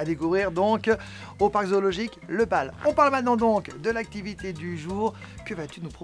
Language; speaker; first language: French; native; French